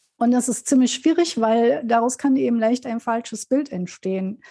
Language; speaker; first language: German; native; German